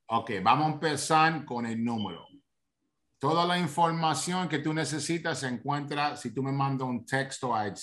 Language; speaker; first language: Spanish; early bilingual, heritage; Spanish